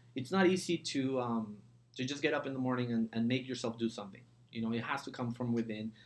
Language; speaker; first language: English; early bilingual, other home language; Spanish